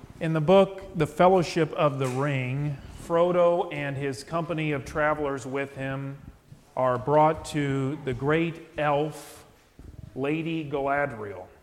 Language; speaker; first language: English; native; English